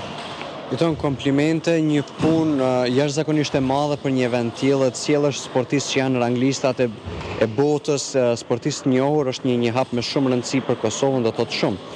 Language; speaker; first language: Albanian; native; Albanian